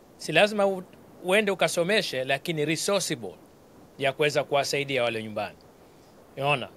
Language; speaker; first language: Swahili; native; Swahili